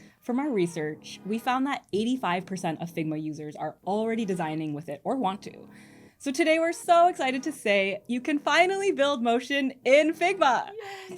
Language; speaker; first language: English; native; English